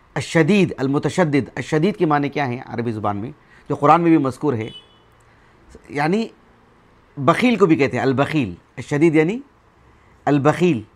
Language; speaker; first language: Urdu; native; Urdu